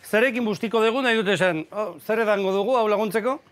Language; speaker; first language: Basque; native; Basque